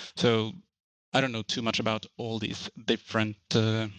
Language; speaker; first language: English; non-native, fluent; Norwegian